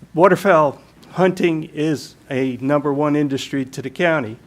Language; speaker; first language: English; native; English